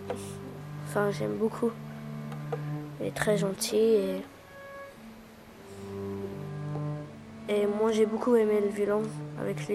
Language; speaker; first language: French; early bilingual, other home language; Spanish